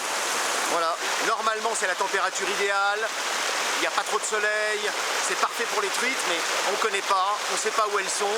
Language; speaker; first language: French; native; French